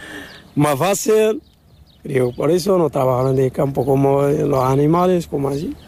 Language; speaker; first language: Spanish; non-native, learner; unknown